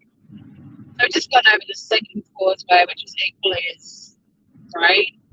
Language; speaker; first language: English; native; English